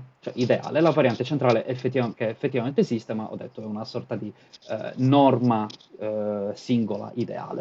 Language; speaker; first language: Italian; native; Italian